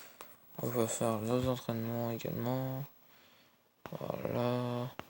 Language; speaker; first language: French; native; French